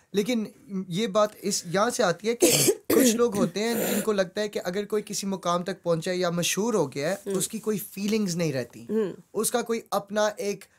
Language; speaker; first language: Hindi; early bilingual, heritage; Urdu